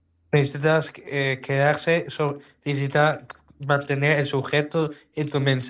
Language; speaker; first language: Spanish; non-native, fluent; Dutch